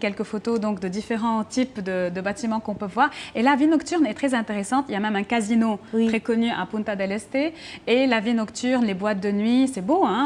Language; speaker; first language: French; non-native, local second language; Arabic